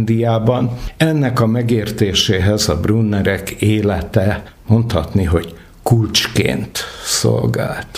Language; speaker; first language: Hungarian; native; Hungarian